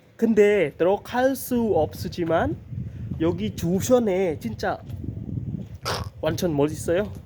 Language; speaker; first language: Korean; non-native, learner; Khmer